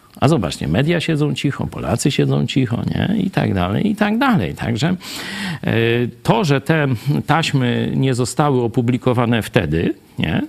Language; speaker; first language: Polish; native; Polish